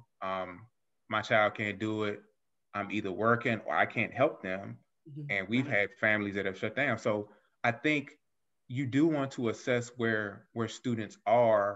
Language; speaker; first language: English; native; English